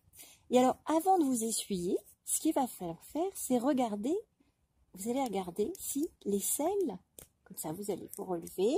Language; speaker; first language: French; native; French